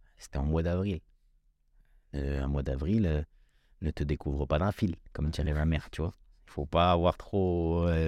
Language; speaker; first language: French; early bilingual, other home language; Kabyle